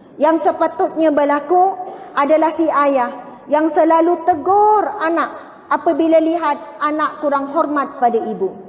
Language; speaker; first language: Malay; native; Malay